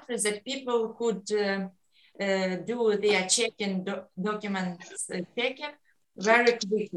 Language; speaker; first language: English; non-native, learner; Ukrainian